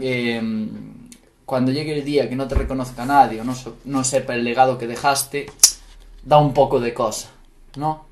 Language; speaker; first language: Spanish; non-native, local second language; Galician